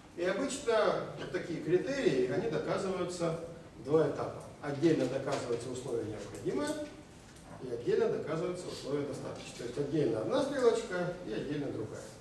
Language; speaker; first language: Russian; native; Russian